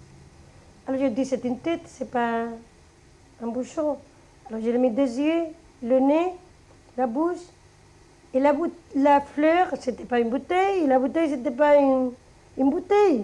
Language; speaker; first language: French; non-native, fluent; Spanish